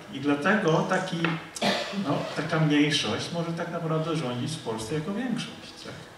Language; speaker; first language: Polish; non-native, fluent; Dutch